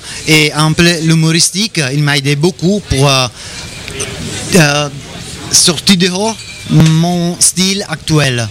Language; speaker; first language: French; non-native, learner; Italian